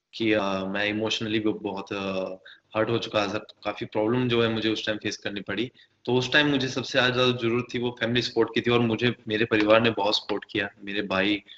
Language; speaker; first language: Hindi; native; Hindi